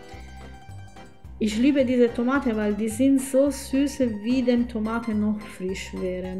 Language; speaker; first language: German; non-native, fluent; Italian